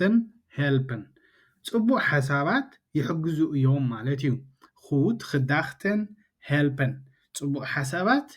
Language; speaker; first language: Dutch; non-native, learner; Tigrinya